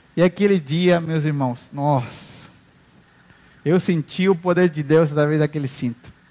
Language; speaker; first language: Portuguese; non-native, fluent; Spanish